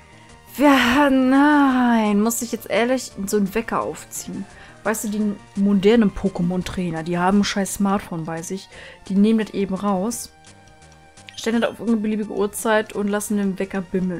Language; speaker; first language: German; native; German